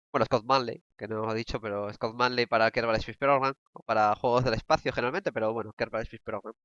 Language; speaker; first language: Spanish; native; Spanish